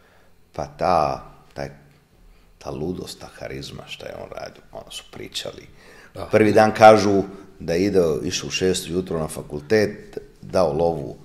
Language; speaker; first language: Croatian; non-native, fluent; Italian